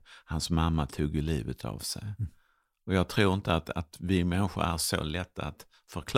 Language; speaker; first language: Swedish; native; Swedish